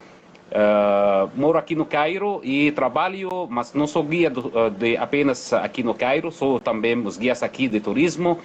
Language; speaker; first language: Portuguese; non-native, fluent; Arabic